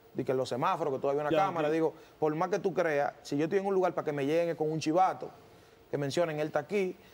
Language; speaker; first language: Spanish; native; Spanish